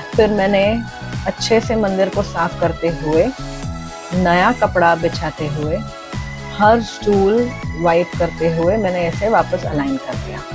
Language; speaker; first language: Hindi; non-native, local second language; Marathi